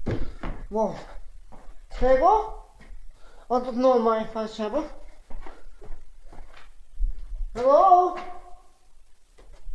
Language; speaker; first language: English; non-native, learner; Croatian